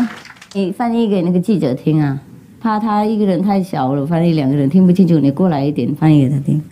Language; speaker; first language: Chinese; non-native, fluent; Vietnamese